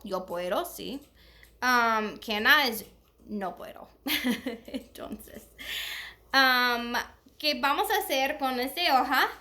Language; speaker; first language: Spanish; non-native, learner; English